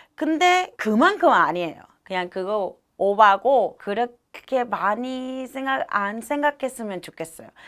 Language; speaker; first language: Korean; non-native, fluent; Spanish